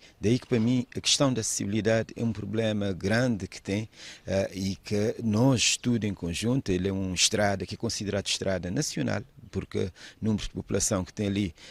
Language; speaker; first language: Portuguese; non-native, local second language; Kabuverdianu